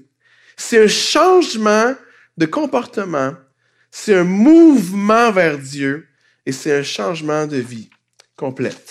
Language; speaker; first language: French; native; French